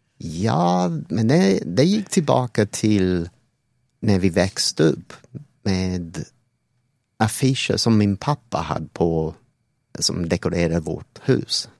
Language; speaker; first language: Swedish; non-native, fluent; English